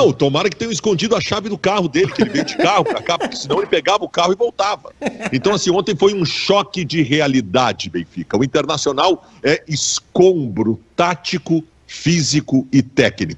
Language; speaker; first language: Portuguese; native; Portuguese